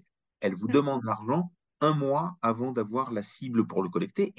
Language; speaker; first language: French; native; French